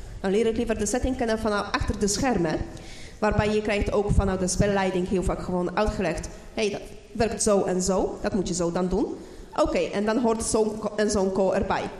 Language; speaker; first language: Dutch; non-native, fluent; Polish